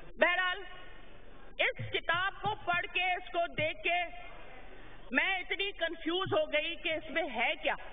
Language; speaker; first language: Urdu; non-native, local second language; Sindhi